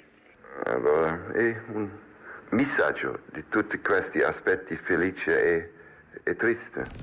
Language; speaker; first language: Italian; non-native, learner; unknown